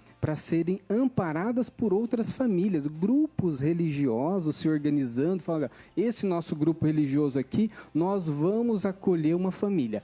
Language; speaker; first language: Portuguese; native; Portuguese